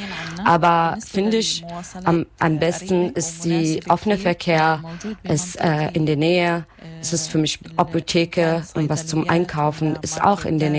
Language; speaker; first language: German; non-native, learner; Arabic